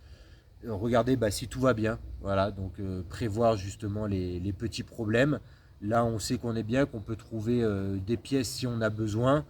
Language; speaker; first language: French; native; French